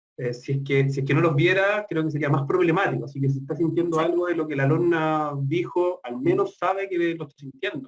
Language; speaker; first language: Spanish; native; Spanish